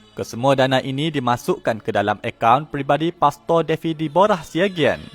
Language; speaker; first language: Malay; native; Malay